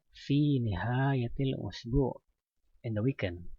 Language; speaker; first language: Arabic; non-native, learner; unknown